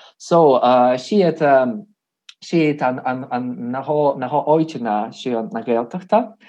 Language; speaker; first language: Irish; non-native, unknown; Russian